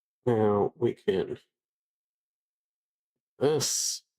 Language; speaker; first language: English; native; English